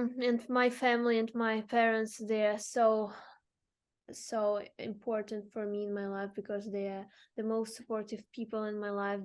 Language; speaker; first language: English; non-native, fluent; Ukrainian